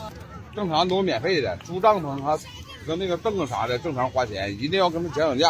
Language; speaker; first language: Chinese; native; Chinese